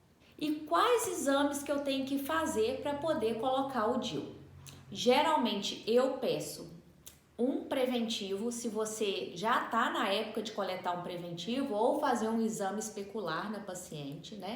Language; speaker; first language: Portuguese; native; Portuguese